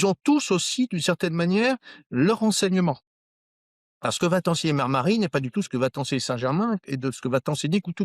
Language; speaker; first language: French; native; French